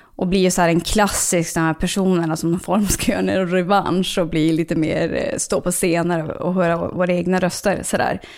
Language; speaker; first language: Swedish; native; Swedish